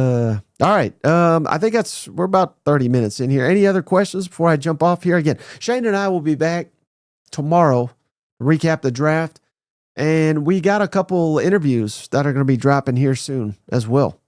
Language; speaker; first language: English; native; English